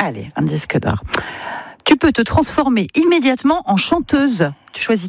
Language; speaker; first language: French; native; French